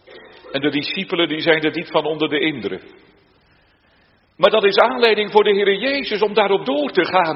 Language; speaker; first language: Dutch; native; Dutch